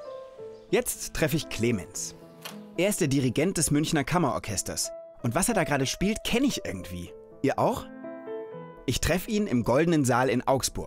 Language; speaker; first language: German; native; German